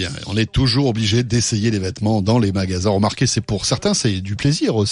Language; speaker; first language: French; native; French